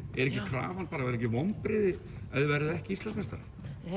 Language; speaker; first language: Icelandic; native; Icelandic